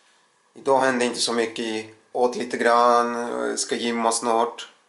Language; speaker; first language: Swedish; non-native, learner; Russian